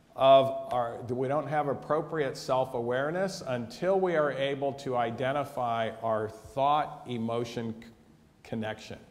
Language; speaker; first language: English; native; English